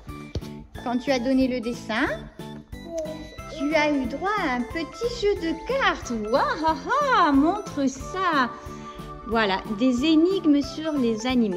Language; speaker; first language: French; native; French